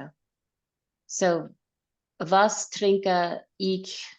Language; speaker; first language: German; non-native, learner; English